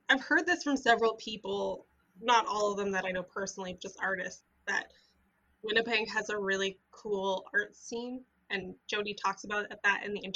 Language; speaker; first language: English; native; English